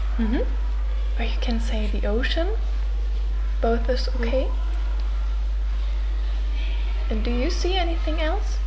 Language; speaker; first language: English; non-native, fluent; German